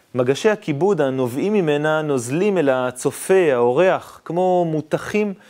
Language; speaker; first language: Hebrew; native; Hebrew